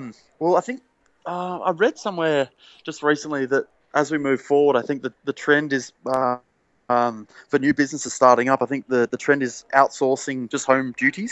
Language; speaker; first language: English; native; English